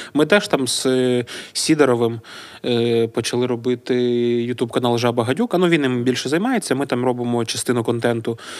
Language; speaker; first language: Ukrainian; native; Ukrainian